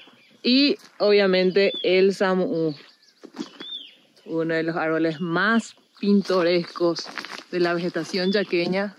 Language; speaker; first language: Spanish; native; Spanish